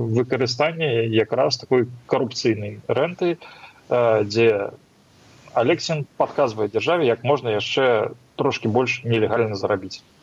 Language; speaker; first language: Belarusian; non-native, local second language; Russian